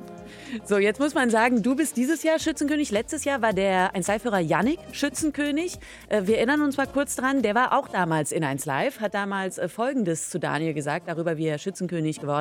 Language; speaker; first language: German; native; German